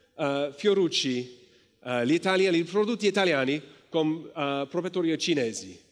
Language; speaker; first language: Italian; non-native, learner; English